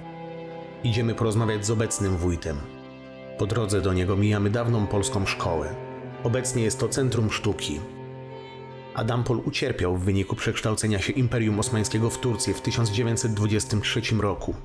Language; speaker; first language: Polish; native; Polish